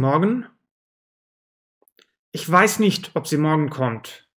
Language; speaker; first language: German; non-native, fluent; Russian